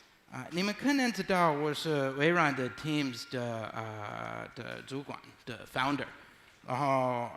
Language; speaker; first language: Chinese; non-native, learner; English